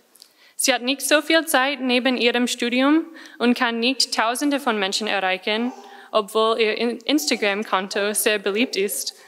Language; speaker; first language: German; non-native, fluent; English